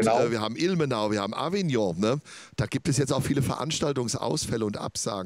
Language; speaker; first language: German; native; German